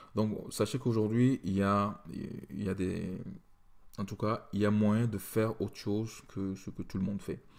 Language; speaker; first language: French; native; French